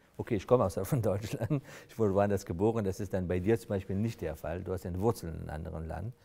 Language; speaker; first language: German; early bilingual, other home language; Persian